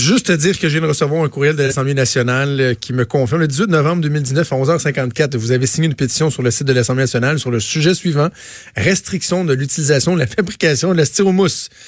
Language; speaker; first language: French; native; French